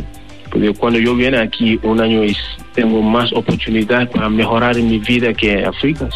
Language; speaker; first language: Spanish; non-native, learner; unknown